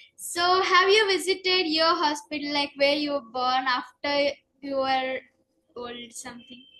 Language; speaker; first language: English; non-native, local second language; Kannada